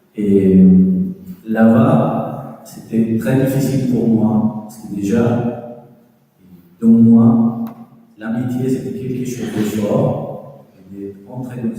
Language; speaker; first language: French; non-native, fluent; Spanish